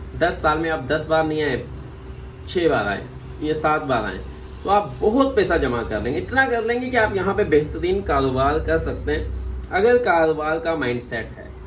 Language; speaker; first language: Urdu; non-native, local second language; Punjabi